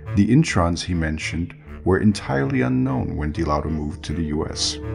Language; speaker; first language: English; non-native, fluent; Portuguese